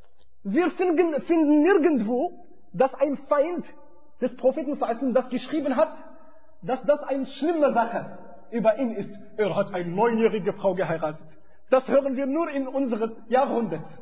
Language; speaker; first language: German; non-native, fluent; Arabic